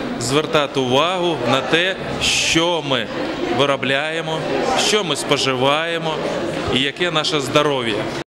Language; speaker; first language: Ukrainian; native; Ukrainian